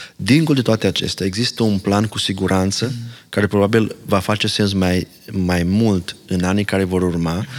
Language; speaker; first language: Romanian; non-native, local second language; Slovak